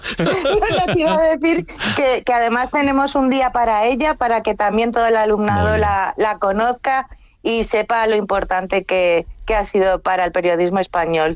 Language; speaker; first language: Spanish; native; Spanish